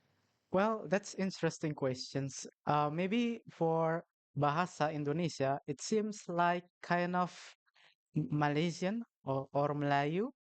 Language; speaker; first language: English; non-native, learner; Indonesian